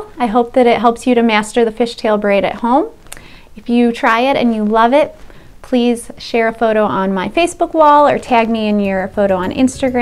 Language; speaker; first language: English; native; English